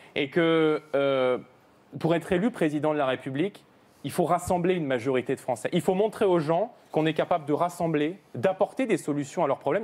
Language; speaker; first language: French; native; French